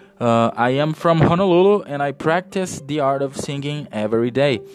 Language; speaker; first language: English; non-native, fluent; Portuguese